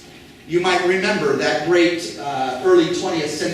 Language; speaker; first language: English; native; English